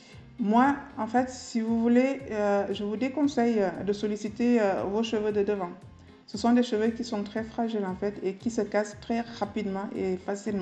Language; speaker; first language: French; native; French